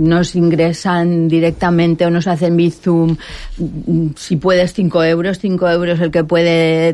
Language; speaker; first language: Spanish; native; Spanish